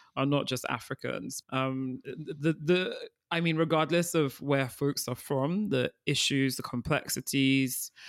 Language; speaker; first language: English; early bilingual, other home language; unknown